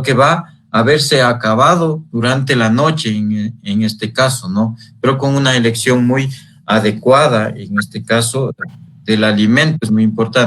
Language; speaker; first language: Spanish; native; Spanish